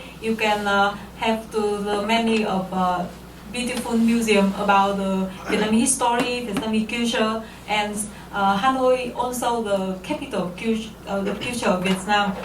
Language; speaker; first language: English; non-native, learner; Vietnamese